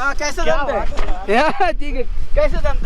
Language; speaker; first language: Hindi; non-native, learner; Bangla